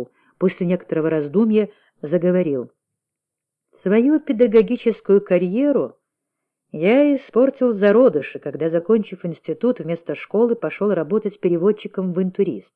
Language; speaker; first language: Russian; native; Russian